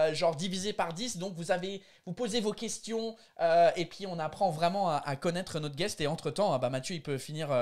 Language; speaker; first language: French; non-native, fluent; English